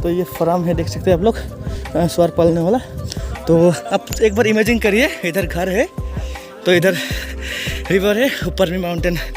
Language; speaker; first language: Hindi; non-native, local second language; Nepali